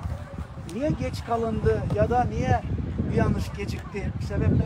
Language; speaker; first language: Turkish; native; Turkish